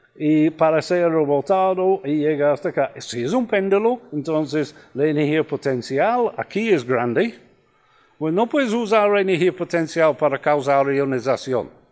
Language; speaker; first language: Spanish; non-native, fluent; English